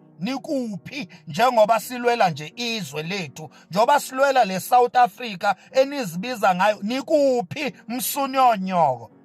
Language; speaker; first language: Zulu; native; Zulu